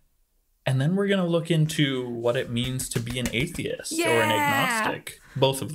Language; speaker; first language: English; native; English